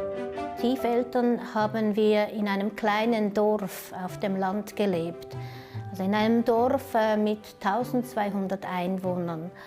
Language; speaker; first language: German; early bilingual, other home language; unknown